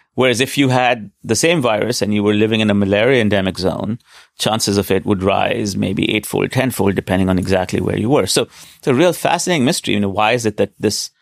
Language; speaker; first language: English; non-native, local second language; Hindi